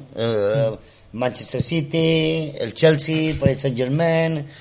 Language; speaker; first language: Spanish; non-native, local second language; Catalan